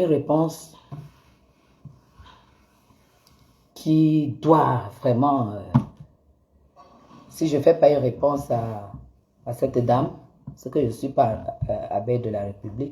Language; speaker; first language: French; native; French